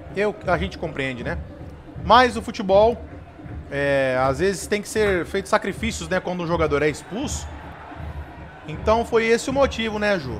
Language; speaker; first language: Portuguese; native; Portuguese